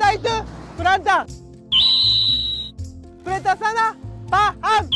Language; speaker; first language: Indonesian; non-native, learner; Japanese